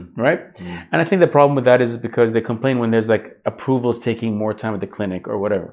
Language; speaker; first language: English; native; English